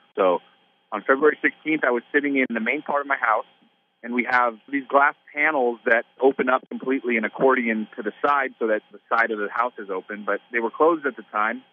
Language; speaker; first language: English; native; English